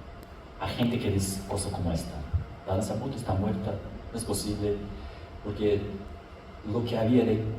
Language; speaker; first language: Spanish; non-native, fluent; Portuguese